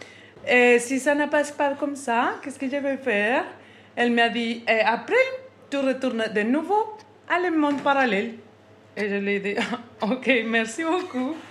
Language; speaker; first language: French; non-native, learner; Spanish